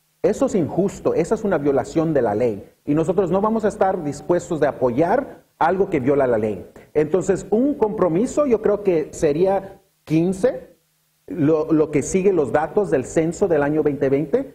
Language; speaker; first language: Spanish; early bilingual, other home language; English